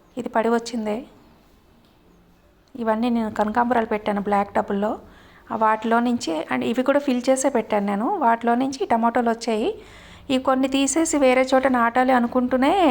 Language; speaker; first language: Telugu; native; Telugu